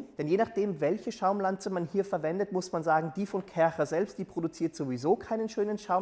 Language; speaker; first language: German; native; German